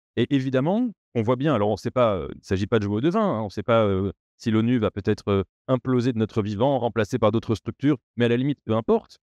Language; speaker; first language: French; native; French